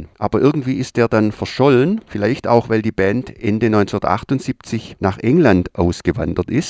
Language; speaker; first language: German; native; German